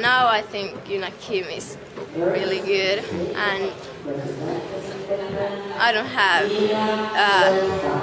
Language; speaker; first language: English; non-native, learner; Finnish